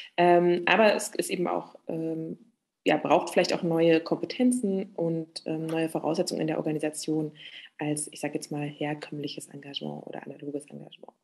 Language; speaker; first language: German; native; German